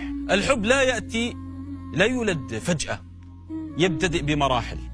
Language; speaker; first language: Arabic; native; Arabic